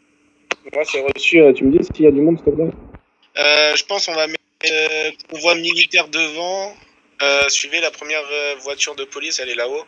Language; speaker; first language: French; native; French